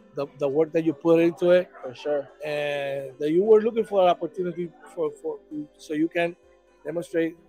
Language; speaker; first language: English; non-native, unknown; Spanish